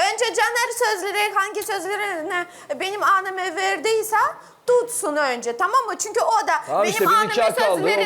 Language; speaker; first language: Turkish; non-native, learner; Russian